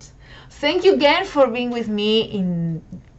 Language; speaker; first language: English; non-native, fluent; Spanish